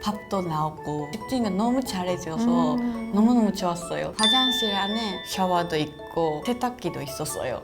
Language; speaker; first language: Korean; non-native, learner; Japanese